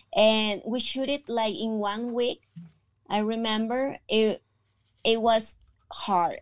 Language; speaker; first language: English; non-native, fluent; Spanish